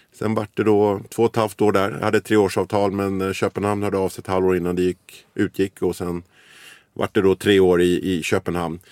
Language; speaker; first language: Swedish; early bilingual, other home language; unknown